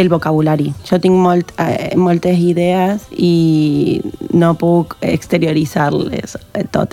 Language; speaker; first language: Catalan; non-native, learner; Spanish